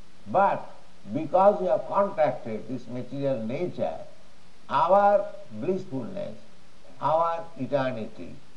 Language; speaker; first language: English; non-native, local second language; Bangla